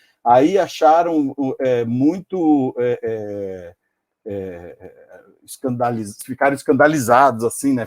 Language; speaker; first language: Portuguese; native; Portuguese